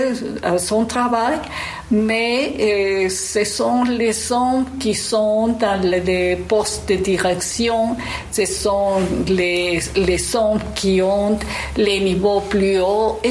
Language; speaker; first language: French; non-native, fluent; Spanish